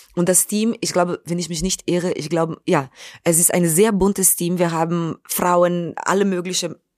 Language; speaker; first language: German; non-native, fluent; Portuguese